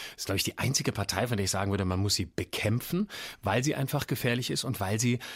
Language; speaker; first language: German; native; German